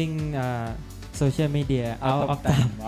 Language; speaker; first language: English; non-native, learner; Thai